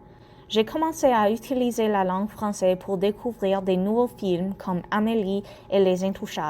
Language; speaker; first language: French; non-native, local second language; English